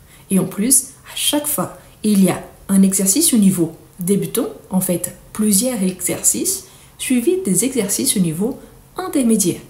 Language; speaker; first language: French; native; French